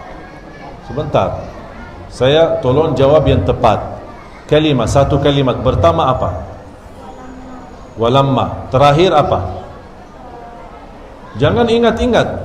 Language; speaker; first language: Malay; non-native, fluent; Arabic